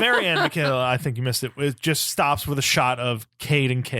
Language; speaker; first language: English; native; English